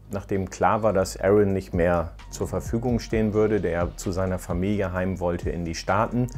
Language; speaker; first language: German; native; German